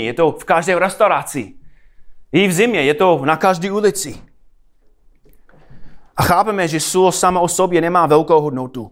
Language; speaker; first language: Czech; non-native, fluent; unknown